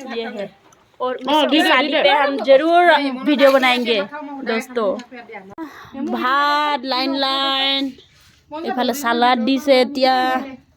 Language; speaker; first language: Hindi; non-native, local second language; Assamese